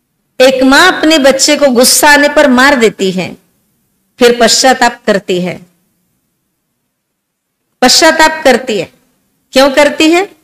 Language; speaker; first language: Hindi; native; Hindi